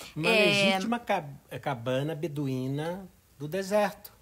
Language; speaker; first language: Portuguese; native; Portuguese